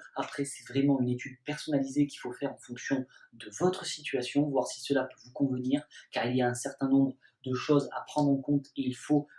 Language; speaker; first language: French; native; French